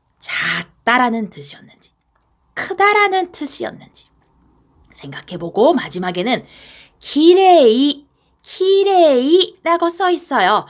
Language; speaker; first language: Korean; non-native, fluent; Japanese